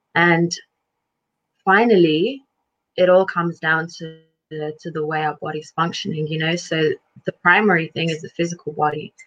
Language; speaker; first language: English; early bilingual, other home language; Lithuanian